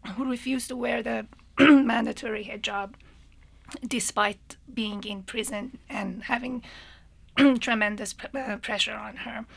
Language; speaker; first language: English; non-native, fluent; Persian